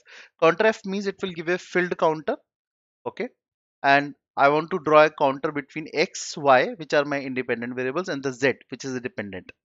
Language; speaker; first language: English; non-native, local second language; Hindi